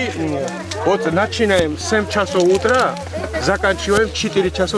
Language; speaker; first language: Russian; non-native, fluent; Georgian